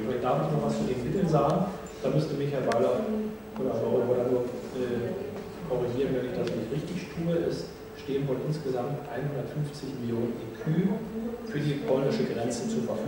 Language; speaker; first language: German; native; German